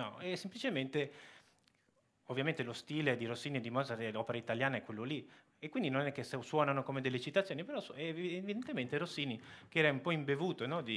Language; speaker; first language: Italian; native; Italian